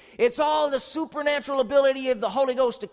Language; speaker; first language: English; native; English